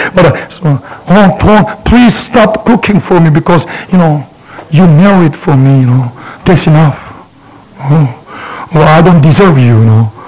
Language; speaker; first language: English; non-native, fluent; Korean